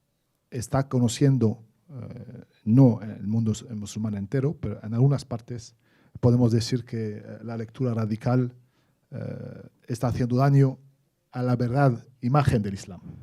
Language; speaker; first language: Spanish; non-native, fluent; Arabic